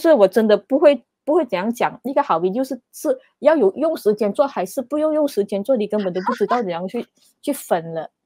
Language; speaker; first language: Chinese; non-native, local second language; Cantonese